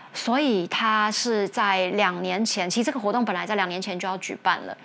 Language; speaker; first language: Chinese; non-native, local second language; Min Nan Chinese